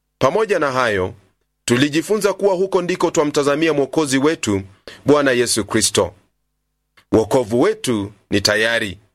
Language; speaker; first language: Swahili; non-native, local second language; Luyia